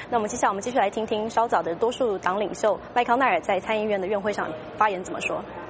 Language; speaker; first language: Chinese; native; Chinese